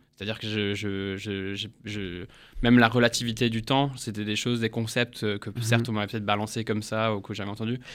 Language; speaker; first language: French; early bilingual, heritage; English